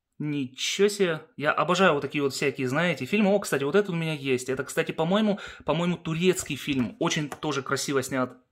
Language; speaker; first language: Russian; early bilingual, heritage; Russian